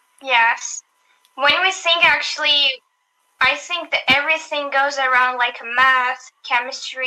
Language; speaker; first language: English; non-native, learner; Turkish